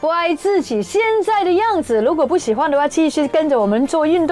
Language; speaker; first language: Chinese; native; Chinese